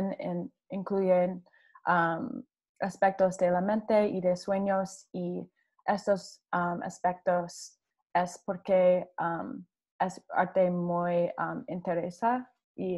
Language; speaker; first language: Spanish; non-native, learner; English